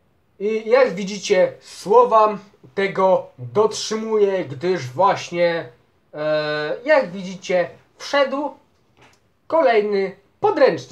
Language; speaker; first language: Polish; native; Polish